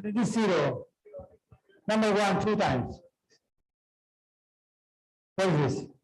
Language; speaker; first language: English; non-native, fluent; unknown